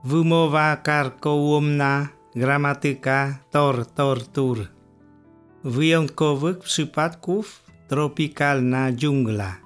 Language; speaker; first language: Polish; non-native, fluent; Vietnamese